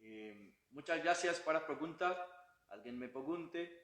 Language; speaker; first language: Spanish; non-native, learner; Bangla